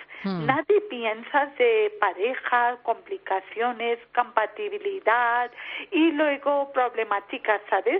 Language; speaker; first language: Spanish; non-native, learner; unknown